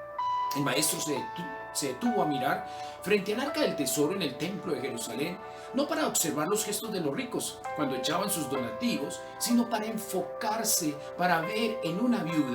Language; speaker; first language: Spanish; native; Spanish